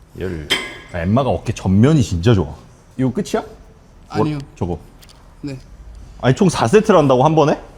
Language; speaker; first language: Korean; native; Korean